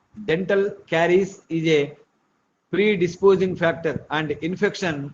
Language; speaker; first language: English; non-native, local second language; Telugu